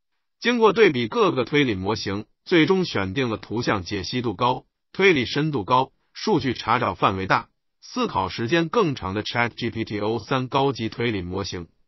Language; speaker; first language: Chinese; native; Chinese